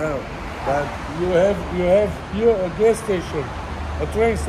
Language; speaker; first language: English; non-native, learner; German